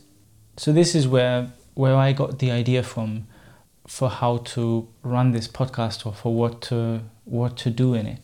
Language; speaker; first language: English; non-native, fluent; German